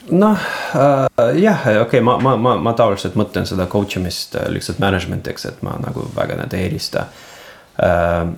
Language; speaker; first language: Estonian; non-native, local second language; Russian